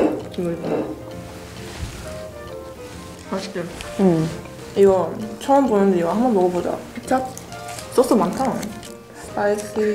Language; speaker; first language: Korean; early bilingual, other home language; English